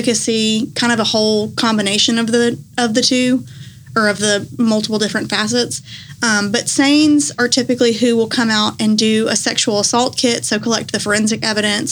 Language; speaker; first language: English; native; English